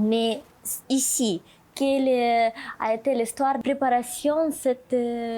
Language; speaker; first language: French; non-native, learner; Russian